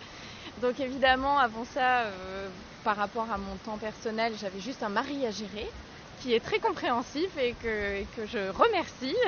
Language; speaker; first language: French; native; French